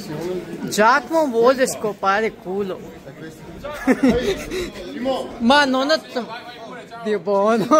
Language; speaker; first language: Italian; non-native, learner; Hindi